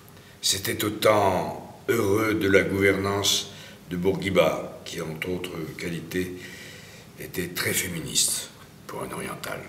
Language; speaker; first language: French; native; French